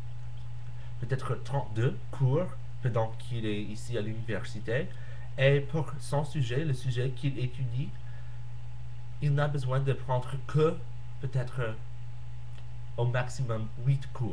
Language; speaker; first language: French; non-native, learner; English